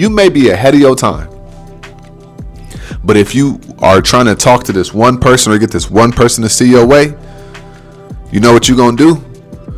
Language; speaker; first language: English; native; English